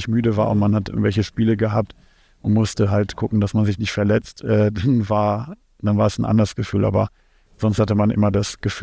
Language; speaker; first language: German; native; German